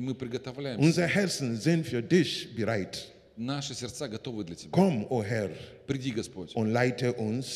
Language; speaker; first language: German; non-native, learner; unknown